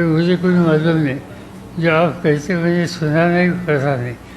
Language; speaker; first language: Hindi; non-native, local second language; Marathi